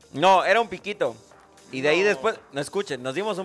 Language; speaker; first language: Spanish; native; Spanish